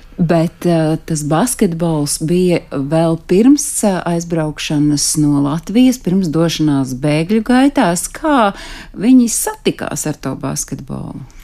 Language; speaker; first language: Latvian; native; Latvian